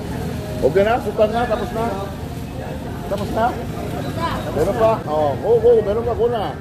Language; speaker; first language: Filipino; non-native, learner; Korean